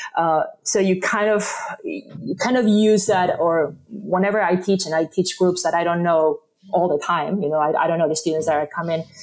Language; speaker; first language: English; non-native, fluent; Spanish